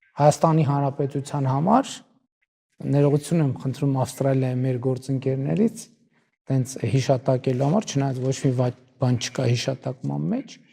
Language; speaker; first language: Armenian; native; Armenian